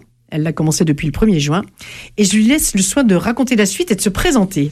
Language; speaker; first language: French; native; French